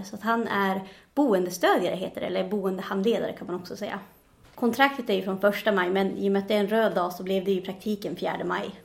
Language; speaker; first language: Swedish; native; Swedish